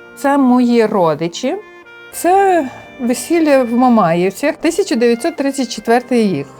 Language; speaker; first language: Ukrainian; native; Ukrainian